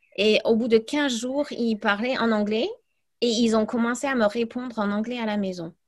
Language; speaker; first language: French; early bilingual, other home language; English